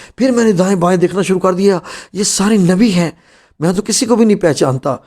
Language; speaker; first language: Urdu; non-native, local second language; Punjabi